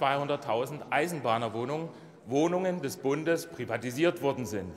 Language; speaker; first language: German; native; German